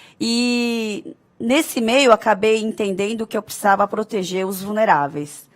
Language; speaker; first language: Portuguese; early bilingual, other home language; Korean